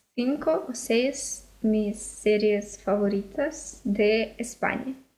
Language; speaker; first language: Spanish; non-native, learner; Russian